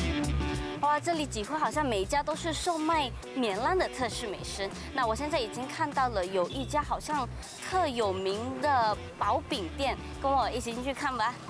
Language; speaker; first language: Chinese; non-native, local second language; Indonesian